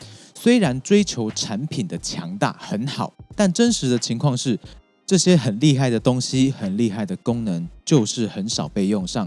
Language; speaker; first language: Chinese; native; Chinese